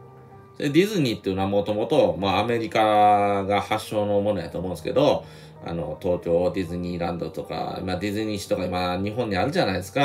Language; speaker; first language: Japanese; native; Japanese